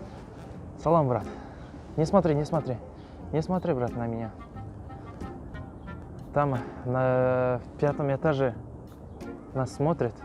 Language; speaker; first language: Russian; non-native, local second language; Kazakh